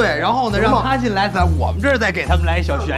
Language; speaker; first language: Chinese; native; Chinese